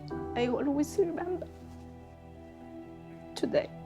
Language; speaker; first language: English; non-native, learner; Spanish